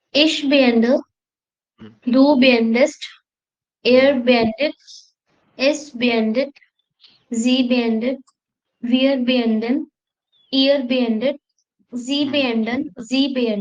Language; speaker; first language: German; non-native, learner; Hindi